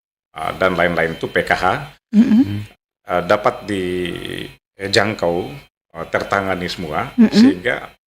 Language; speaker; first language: Indonesian; native; Indonesian